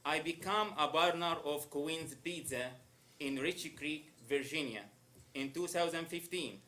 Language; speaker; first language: English; non-native, learner; Arabic